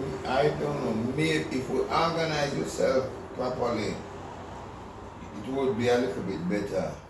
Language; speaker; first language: English; non-native, local second language; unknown